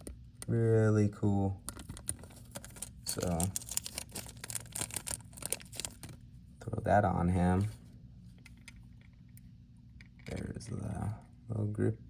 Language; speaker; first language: English; native; English